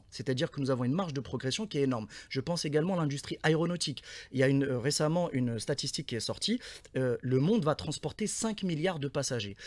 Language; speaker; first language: French; non-native, local second language; Arabic